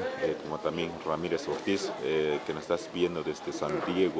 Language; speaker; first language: Spanish; non-native, local second language; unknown